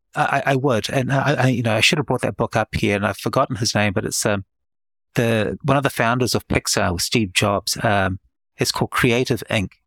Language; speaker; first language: English; native; English